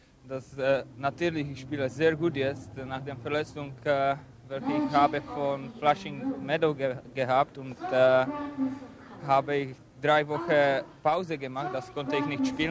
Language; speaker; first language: German; non-native, learner; Czech